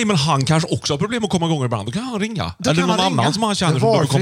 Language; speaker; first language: Swedish; native; Swedish